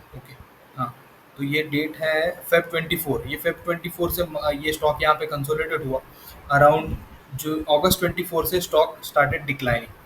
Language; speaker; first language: Hindi; non-native, local second language; Marathi